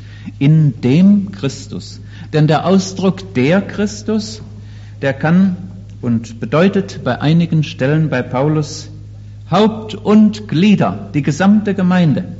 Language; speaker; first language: German; native; German